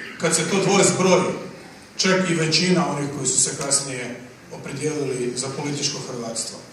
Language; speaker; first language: Croatian; native; Croatian